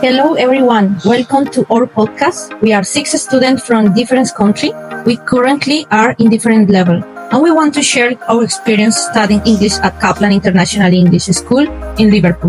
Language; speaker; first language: English; non-native, learner; Spanish